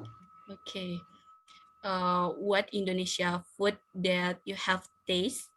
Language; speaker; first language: English; non-native, learner; Indonesian